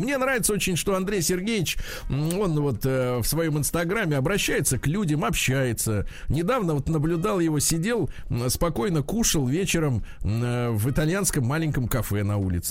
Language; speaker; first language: Russian; native; Russian